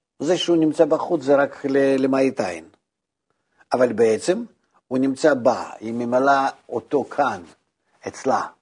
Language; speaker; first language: Hebrew; non-native, fluent; Russian